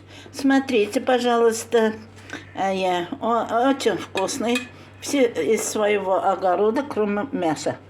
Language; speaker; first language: Russian; non-native, local second language; Tatar